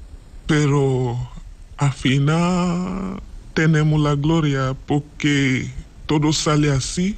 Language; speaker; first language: Spanish; non-native, learner; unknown